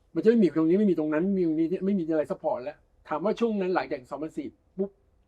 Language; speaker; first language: Thai; native; Thai